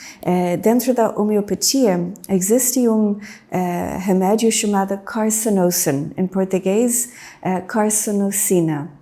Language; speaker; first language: Portuguese; non-native, fluent; English